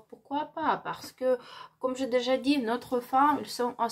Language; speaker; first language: French; non-native, learner; Ukrainian